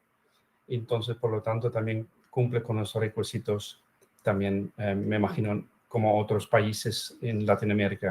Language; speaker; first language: Spanish; non-native, fluent; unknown